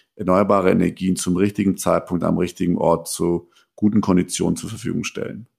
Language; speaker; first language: German; early bilingual, other home language; Persian